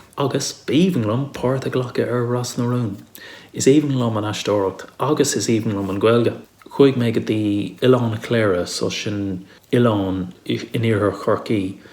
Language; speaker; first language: Irish; non-native, local second language; English